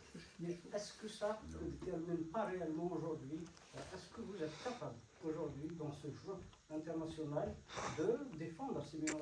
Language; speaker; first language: French; non-native, fluent; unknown